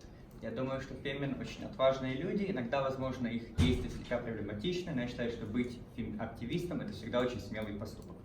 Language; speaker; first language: Russian; native; Russian